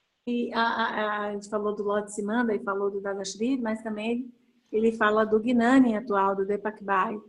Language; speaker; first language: Portuguese; native; Portuguese